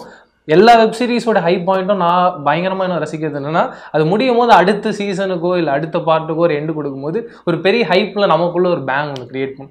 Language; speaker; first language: Tamil; native; Tamil